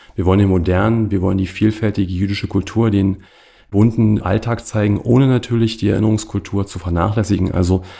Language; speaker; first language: German; native; German